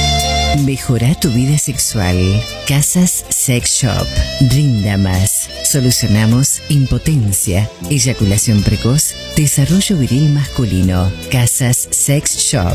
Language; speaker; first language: Spanish; native; Spanish